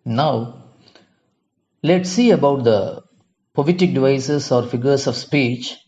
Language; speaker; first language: English; non-native, local second language; Tamil